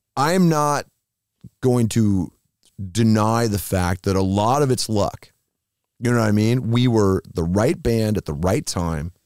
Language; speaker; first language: English; native; English